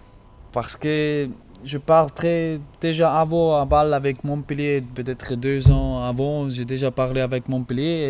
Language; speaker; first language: French; non-native, learner; German